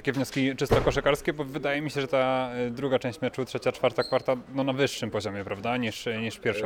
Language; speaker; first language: Polish; native; Polish